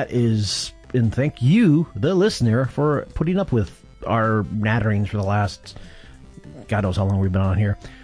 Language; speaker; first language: English; native; English